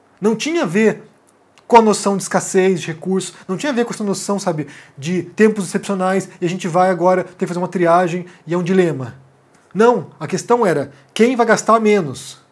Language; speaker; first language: Portuguese; native; Portuguese